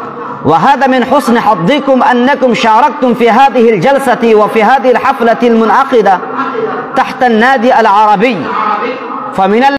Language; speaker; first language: Arabic; non-native, fluent; Urdu